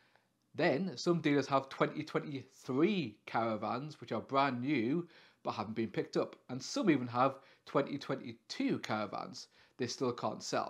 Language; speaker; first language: English; native; English